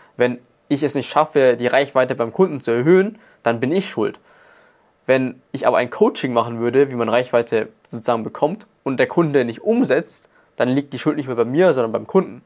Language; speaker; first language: German; native; German